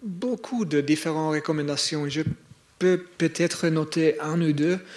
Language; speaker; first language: French; non-native, fluent; English